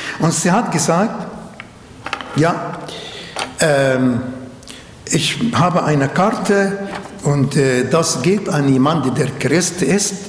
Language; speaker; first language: German; non-native, learner; Arabic